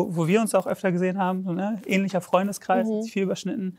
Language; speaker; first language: German; native; German